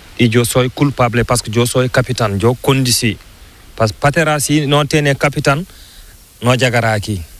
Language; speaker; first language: Spanish; non-native, learner; Fula